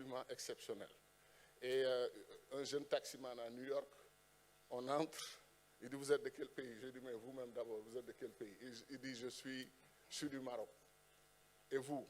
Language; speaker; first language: French; non-native, local second language; Wolof